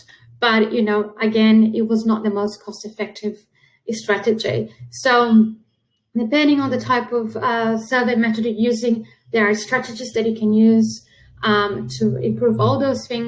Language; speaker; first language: English; non-native, fluent; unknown